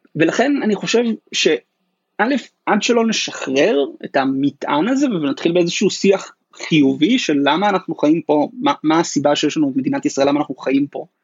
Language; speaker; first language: Hebrew; native; Hebrew